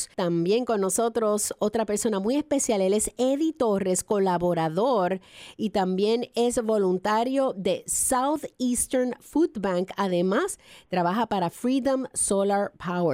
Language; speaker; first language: Spanish; native; Spanish